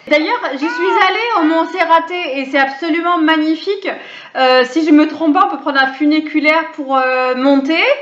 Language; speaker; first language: French; native; French